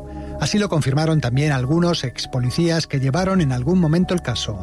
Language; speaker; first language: Spanish; native; Spanish